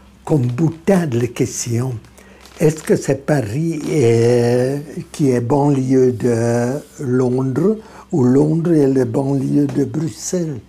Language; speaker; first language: French; non-native, fluent; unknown